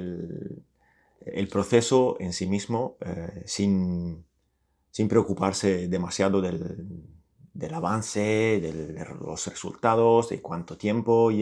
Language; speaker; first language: Spanish; non-native, fluent; Italian